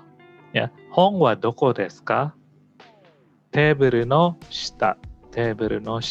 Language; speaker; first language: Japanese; non-native, fluent; Indonesian